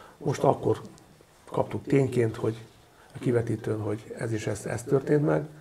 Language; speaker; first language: Hungarian; native; Hungarian